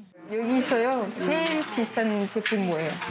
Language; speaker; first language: Korean; non-native, learner; French